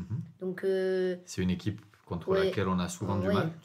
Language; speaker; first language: French; native; French